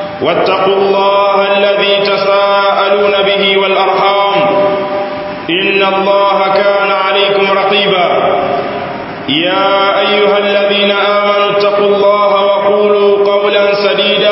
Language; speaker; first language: Arabic; non-native, fluent; Swahili